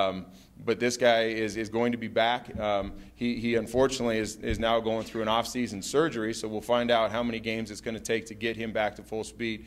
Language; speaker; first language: English; native; English